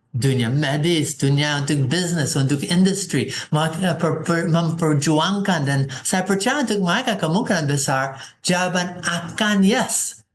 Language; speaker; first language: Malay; non-native, fluent; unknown